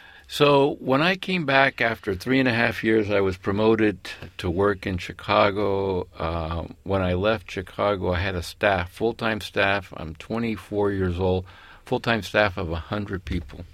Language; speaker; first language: English; early bilingual, other home language; Spanish